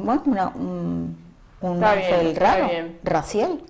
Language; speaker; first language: Spanish; native; Spanish